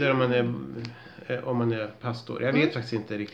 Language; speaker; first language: Swedish; native; Swedish